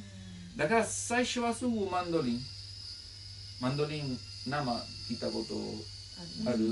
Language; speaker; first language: Japanese; non-native, learner; Italian